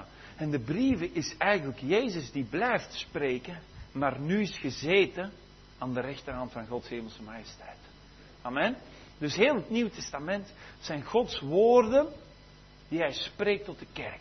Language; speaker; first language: Dutch; native; Dutch